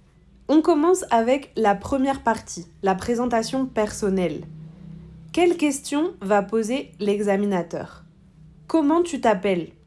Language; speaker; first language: French; non-native, fluent; Spanish